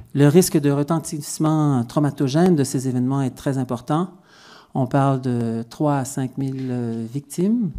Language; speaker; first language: French; native; French